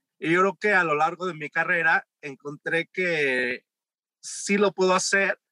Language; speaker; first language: Spanish; native; Spanish